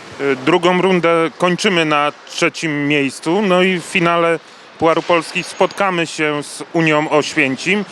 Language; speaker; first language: Polish; native; Polish